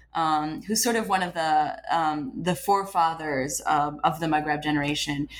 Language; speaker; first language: English; non-native, fluent; French